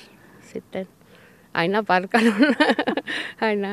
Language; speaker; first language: Finnish; non-native, learner; Basque